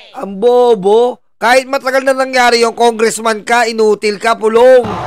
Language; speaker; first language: Filipino; native; Filipino